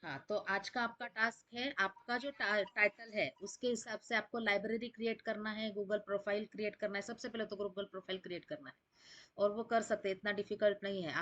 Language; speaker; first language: Hindi; non-native, local second language; Marathi